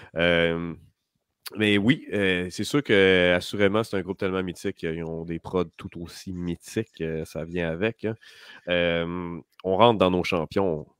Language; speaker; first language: French; native; French